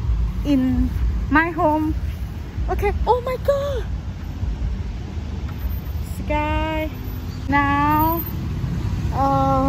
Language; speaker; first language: English; non-native, learner; Thai